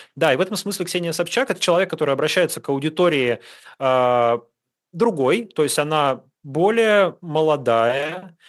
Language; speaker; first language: Russian; native; Russian